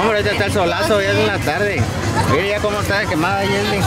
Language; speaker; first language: Spanish; native; Spanish